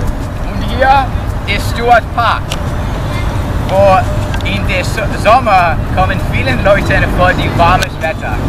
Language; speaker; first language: German; non-native, learner; English